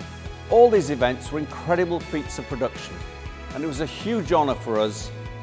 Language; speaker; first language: English; native; English